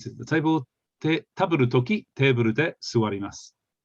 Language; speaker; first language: Japanese; non-native, fluent; English